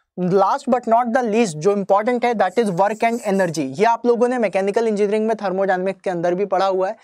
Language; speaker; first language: Hindi; native; Hindi